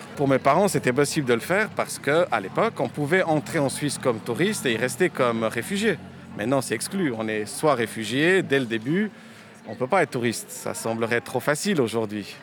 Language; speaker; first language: French; early bilingual, other home language; Romanian